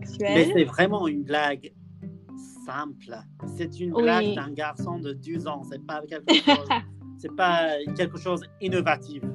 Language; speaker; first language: French; non-native, learner; English